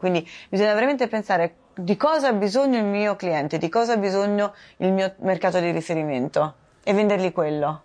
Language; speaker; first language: Italian; early bilingual, heritage; Italian